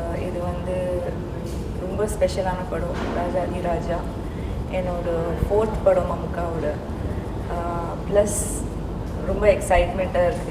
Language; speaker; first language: Tamil; non-native, local second language; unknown